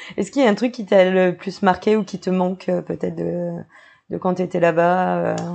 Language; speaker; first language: French; native; French